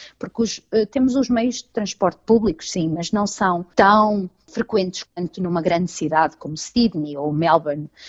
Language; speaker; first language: Portuguese; native; Portuguese